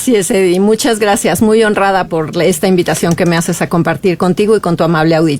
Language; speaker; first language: Spanish; native; Spanish